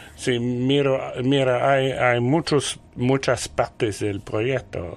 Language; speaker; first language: Spanish; non-native, learner; French